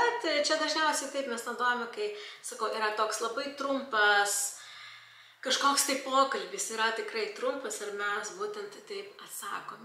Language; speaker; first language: Lithuanian; non-native, local second language; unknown